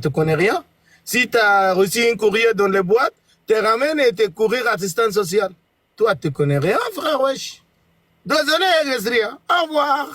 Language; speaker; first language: French; non-native, learner; Arabic